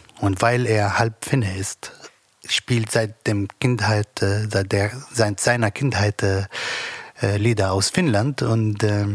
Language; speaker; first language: German; non-native, learner; Arabic